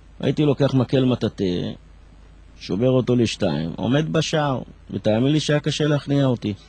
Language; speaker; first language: Hebrew; early bilingual, other home language; Arabic